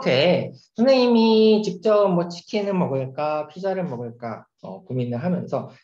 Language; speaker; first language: Korean; native; Korean